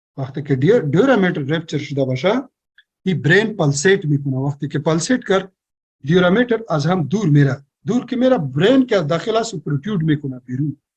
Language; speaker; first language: Persian; non-native, local second language; Pashto